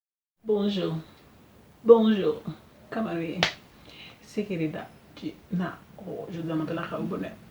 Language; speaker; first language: French; non-native, learner; Haitian Creole